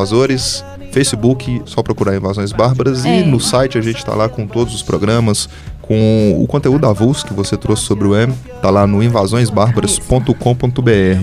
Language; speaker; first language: Portuguese; native; Portuguese